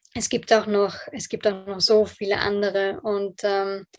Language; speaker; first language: German; early bilingual, other home language; Polish